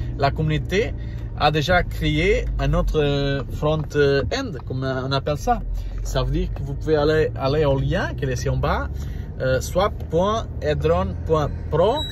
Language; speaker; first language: French; non-native, learner; Portuguese